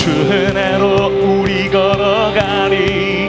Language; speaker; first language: Korean; native; Korean